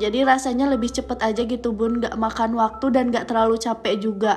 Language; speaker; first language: Indonesian; non-native, local second language; Sundanese